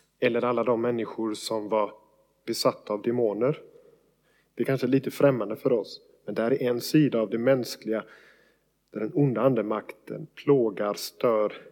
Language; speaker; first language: Swedish; native; Swedish